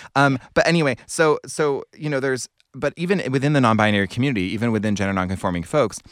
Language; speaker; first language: English; native; English